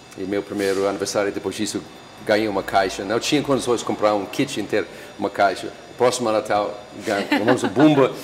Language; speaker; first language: Portuguese; non-native, fluent; English